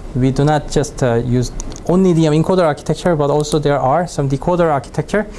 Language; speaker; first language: English; non-native, fluent; Korean